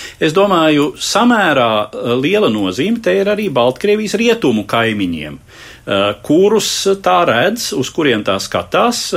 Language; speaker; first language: Latvian; native; Latvian